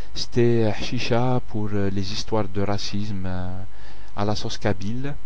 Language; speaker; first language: French; non-native, local second language; Kabyle